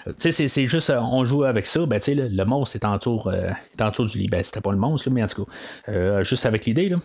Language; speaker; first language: French; native; French